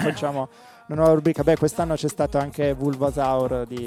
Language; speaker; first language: Italian; native; Italian